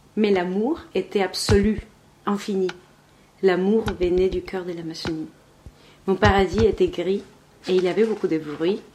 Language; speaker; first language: French; non-native, fluent; Spanish